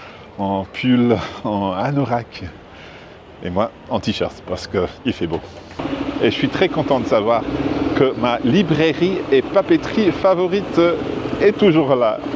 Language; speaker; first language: French; non-native, fluent; English